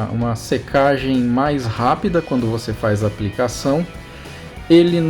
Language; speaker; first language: Portuguese; native; Portuguese